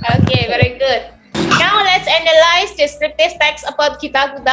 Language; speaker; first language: English; non-native, learner; Indonesian